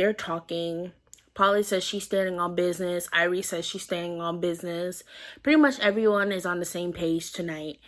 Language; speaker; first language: English; native; English